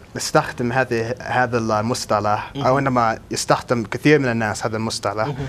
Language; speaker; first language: Arabic; non-native, fluent; English